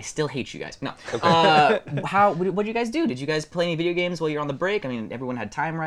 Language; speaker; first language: English; native; English